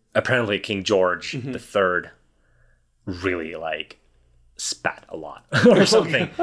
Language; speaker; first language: English; non-native, fluent; Finnish